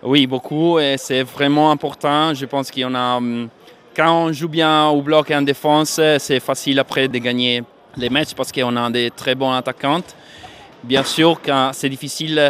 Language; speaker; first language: French; non-native, fluent; Italian